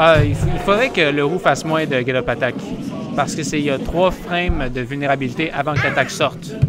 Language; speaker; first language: French; native; French